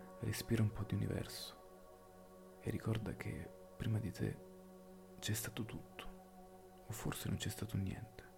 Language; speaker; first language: Italian; native; Italian